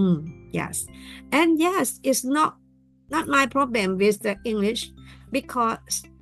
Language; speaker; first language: English; non-native, learner; Thai